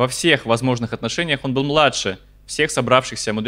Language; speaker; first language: Russian; native; Russian